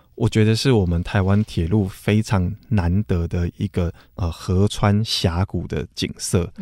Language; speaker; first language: Chinese; native; Chinese